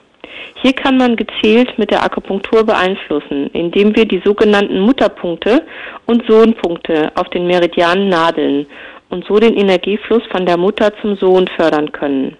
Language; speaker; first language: German; native; German